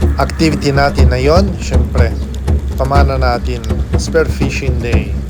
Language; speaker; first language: Filipino; non-native, fluent; Italian